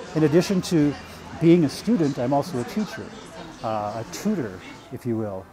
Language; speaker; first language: English; native; English